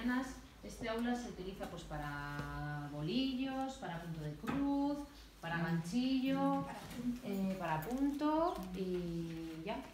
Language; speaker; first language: Spanish; native; Spanish